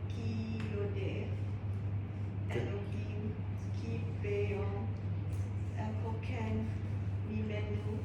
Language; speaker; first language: Hebrew; non-native, learner; English